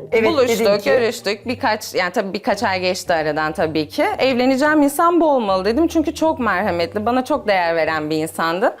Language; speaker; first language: Turkish; native; Turkish